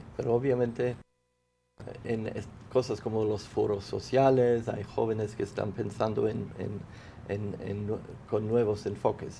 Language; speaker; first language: Spanish; non-native, fluent; English